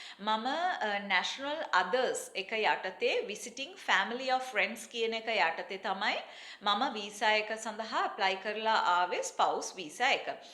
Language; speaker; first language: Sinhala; native; Sinhala